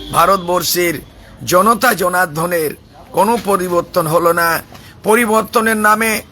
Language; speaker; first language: Bangla; non-native, local second language; Santali